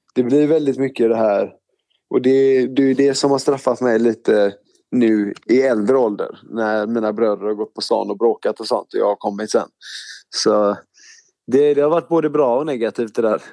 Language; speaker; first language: Swedish; native; Swedish